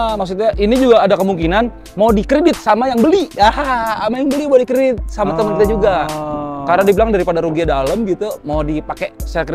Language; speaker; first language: Indonesian; native; Indonesian